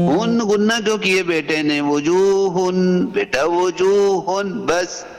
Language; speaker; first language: Urdu; non-native, local second language; Punjabi